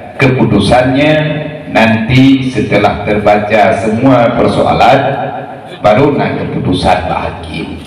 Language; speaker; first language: Malay; non-native, local second language; Achinese